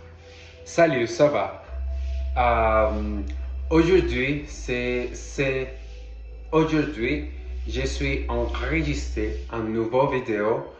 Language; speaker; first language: French; non-native, learner; Portuguese